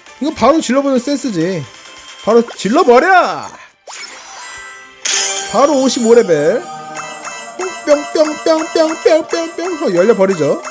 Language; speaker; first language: Korean; native; Korean